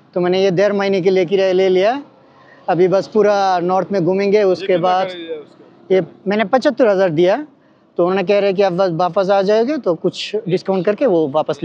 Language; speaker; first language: Hindi; non-native, fluent; Bangla